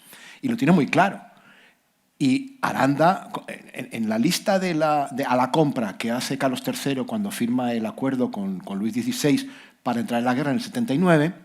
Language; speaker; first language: Spanish; native; Spanish